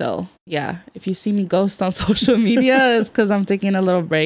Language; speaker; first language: English; native; English